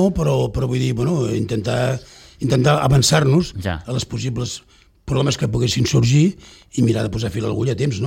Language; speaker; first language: Catalan; native; Catalan